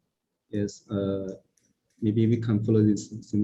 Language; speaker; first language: English; non-native, learner; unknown